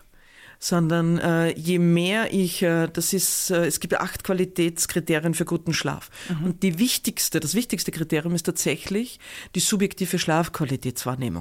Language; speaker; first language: German; native; German